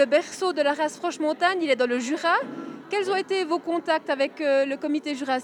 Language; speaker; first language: French; native; French